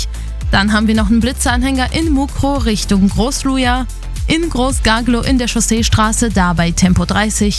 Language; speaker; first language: German; native; German